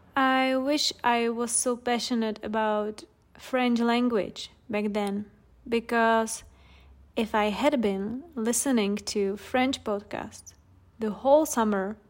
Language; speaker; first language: English; non-native, fluent; Czech